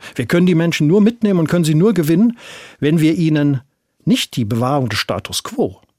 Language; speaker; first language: German; native; German